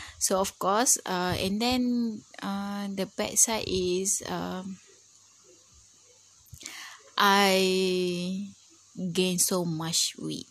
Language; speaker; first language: English; non-native, learner; Malay